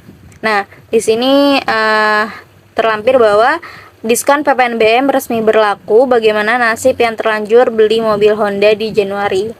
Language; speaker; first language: Indonesian; native; Indonesian